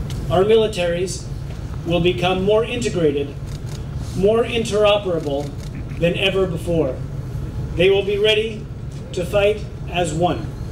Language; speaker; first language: English; native; English